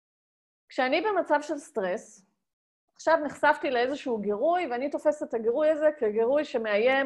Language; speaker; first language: Hebrew; native; Hebrew